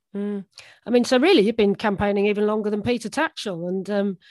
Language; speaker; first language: English; native; English